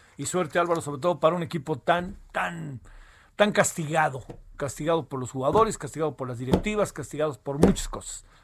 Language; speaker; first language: Spanish; native; Spanish